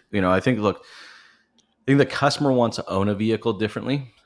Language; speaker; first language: English; native; English